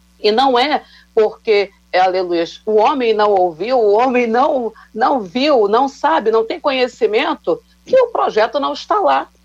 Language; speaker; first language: Portuguese; native; Portuguese